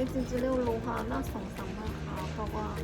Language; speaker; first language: Thai; non-native, fluent; Korean